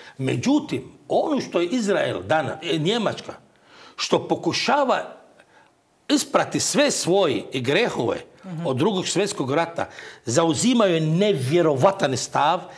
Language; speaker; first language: Croatian; non-native, fluent; Arabic